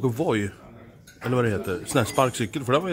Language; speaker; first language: Swedish; native; Swedish